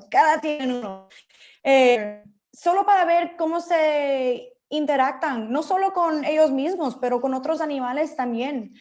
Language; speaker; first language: Spanish; early bilingual, heritage; Spanish